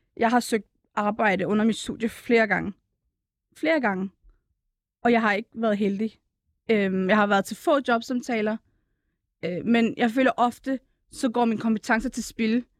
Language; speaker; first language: Danish; early bilingual, other home language; Turkish